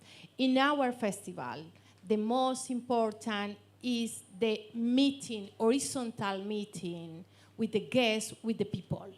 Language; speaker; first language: English; non-native, learner; Spanish